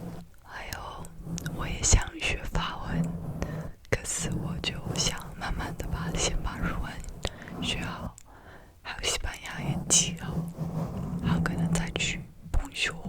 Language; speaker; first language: Chinese; early bilingual, heritage; Chinese